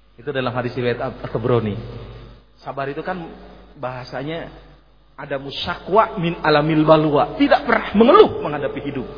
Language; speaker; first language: Indonesian; native; Indonesian